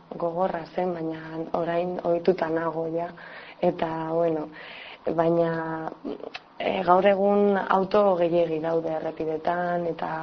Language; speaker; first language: Basque; non-native, local second language; Spanish